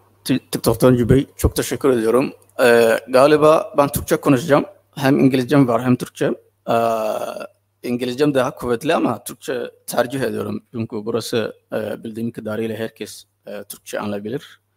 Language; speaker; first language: Turkish; non-native, fluent; Somali